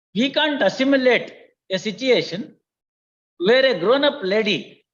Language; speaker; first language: English; non-native, local second language; Kannada